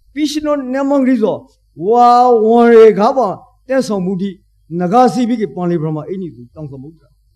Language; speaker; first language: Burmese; native; Burmese